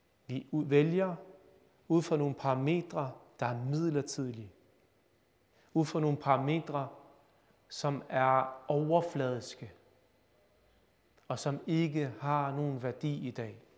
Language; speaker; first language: Danish; early bilingual, other home language; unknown